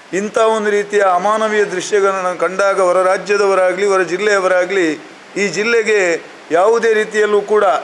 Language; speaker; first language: Kannada; non-native, local second language; Tulu